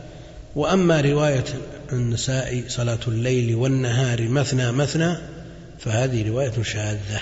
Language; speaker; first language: Arabic; native; Arabic